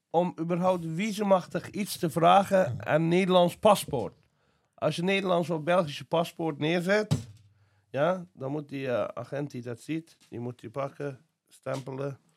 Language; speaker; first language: Dutch; non-native, fluent; Azerbaijani